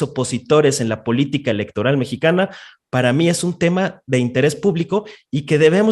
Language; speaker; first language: Spanish; native; Spanish